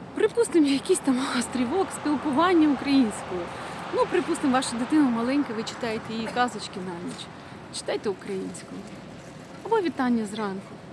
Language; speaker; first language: Ukrainian; non-native, local second language; Russian